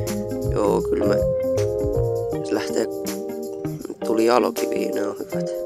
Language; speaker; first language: Finnish; native; Finnish